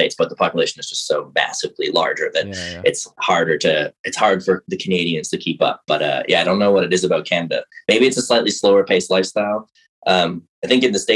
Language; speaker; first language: English; native; English